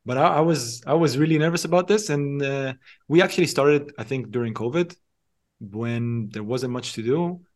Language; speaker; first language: English; non-native, fluent; Hebrew